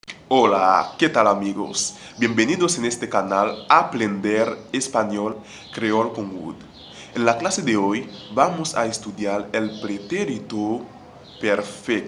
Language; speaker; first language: Spanish; non-native, fluent; Haitian Creole